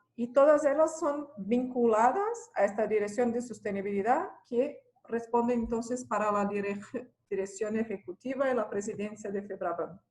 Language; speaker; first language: Spanish; non-native, fluent; Portuguese